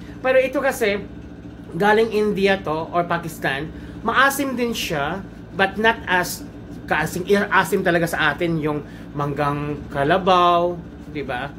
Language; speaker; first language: Filipino; non-native, local second language; Cebuano